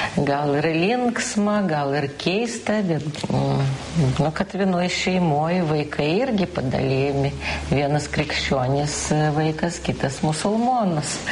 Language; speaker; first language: Lithuanian; non-native, local second language; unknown